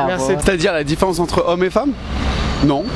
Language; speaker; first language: French; native; French